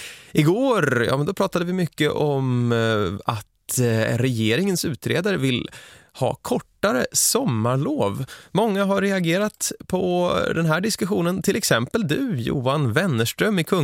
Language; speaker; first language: Swedish; native; Swedish